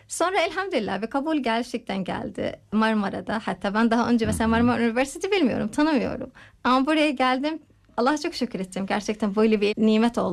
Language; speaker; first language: Turkish; non-native, learner; Arabic